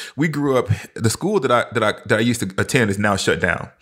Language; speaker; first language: English; native; English